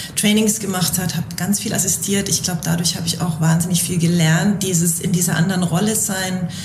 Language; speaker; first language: German; native; German